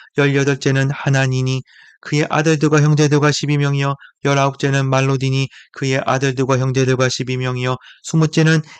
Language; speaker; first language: Korean; native; Korean